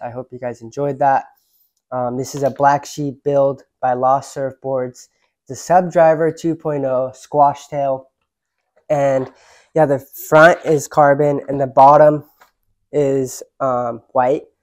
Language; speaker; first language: English; early bilingual, other home language; Japanese